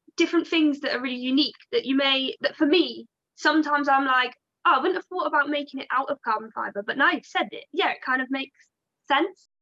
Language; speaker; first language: English; native; English